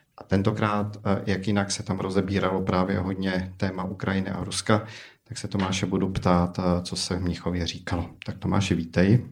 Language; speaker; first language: Czech; native; Czech